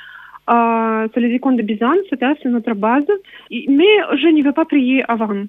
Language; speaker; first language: French; non-native, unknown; Russian